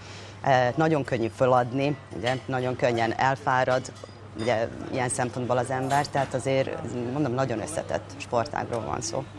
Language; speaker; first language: Hungarian; native; Hungarian